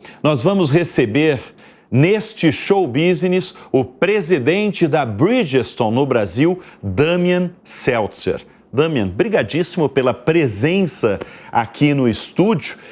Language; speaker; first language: Portuguese; native; Portuguese